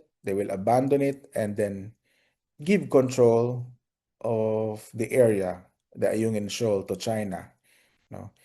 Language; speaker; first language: English; non-native, local second language; Filipino